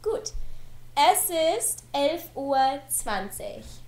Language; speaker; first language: German; non-native, learner; English